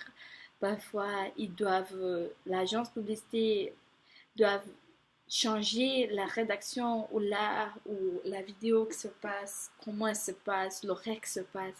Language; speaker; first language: French; non-native, fluent; Portuguese